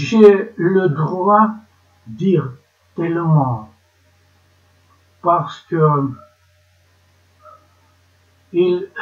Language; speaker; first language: French; non-native, learner; Ukrainian